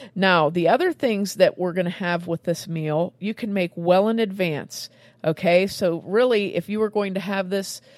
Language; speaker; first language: English; native; English